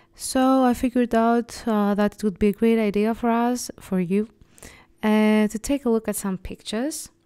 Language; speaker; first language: English; non-native, fluent; Greek